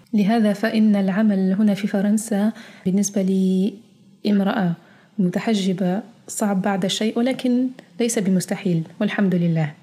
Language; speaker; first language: Arabic; early bilingual, heritage; Arabic